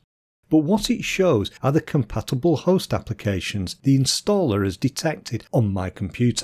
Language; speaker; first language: English; native; English